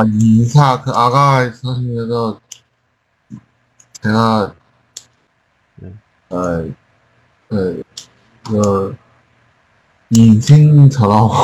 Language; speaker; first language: Korean; non-native, learner; Chinese